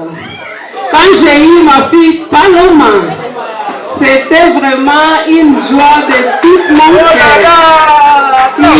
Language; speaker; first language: French; non-native, fluent; Portuguese